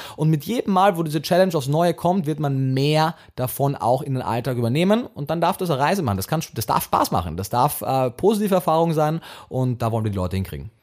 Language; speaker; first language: German; native; German